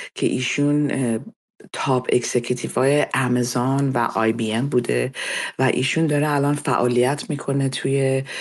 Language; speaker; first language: Persian; early bilingual, heritage; Persian